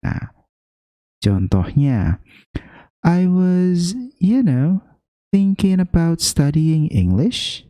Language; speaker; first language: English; non-native, fluent; Indonesian